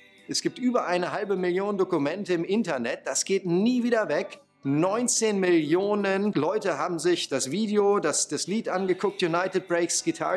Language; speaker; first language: German; native; German